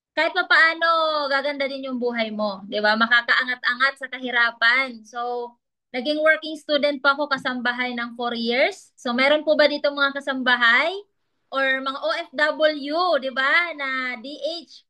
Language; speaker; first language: Filipino; non-native, local second language; Bikol